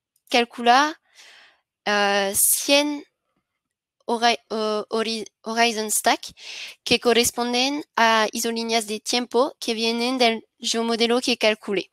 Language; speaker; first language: Spanish; non-native, learner; French